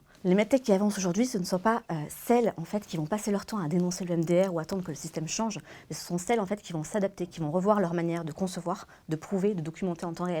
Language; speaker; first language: French; native; French